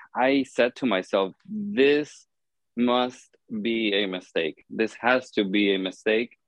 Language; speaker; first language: English; non-native, fluent; Spanish